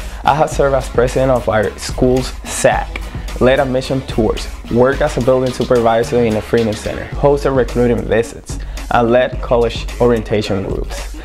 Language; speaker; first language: English; non-native, fluent; Spanish